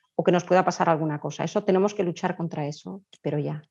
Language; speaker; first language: Spanish; native; Spanish